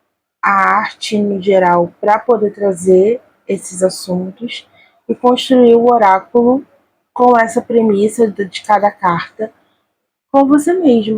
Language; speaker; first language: Portuguese; native; Portuguese